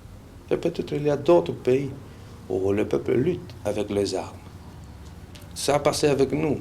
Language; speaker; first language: French; non-native, fluent; Spanish